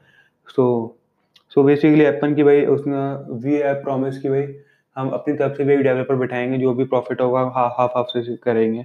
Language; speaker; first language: English; non-native, local second language; Hindi